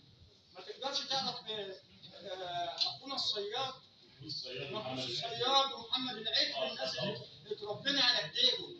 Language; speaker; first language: Arabic; native; Arabic